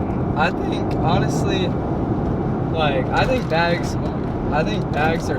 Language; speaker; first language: English; native; English